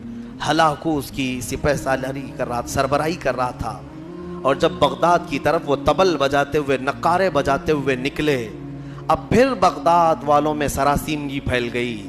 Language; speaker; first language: Urdu; native; Urdu